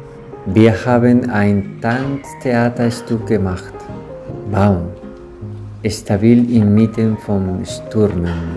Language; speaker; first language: German; non-native, fluent; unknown